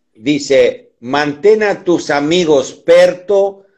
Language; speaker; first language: Spanish; native; Spanish